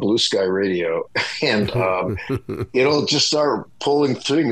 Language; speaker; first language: English; native; English